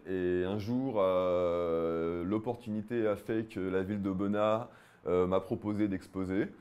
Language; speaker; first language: French; native; French